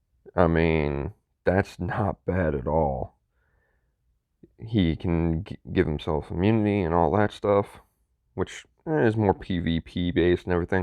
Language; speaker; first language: English; native; English